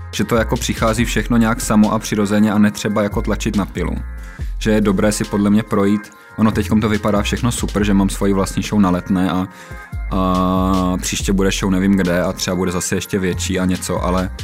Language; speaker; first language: Czech; native; Czech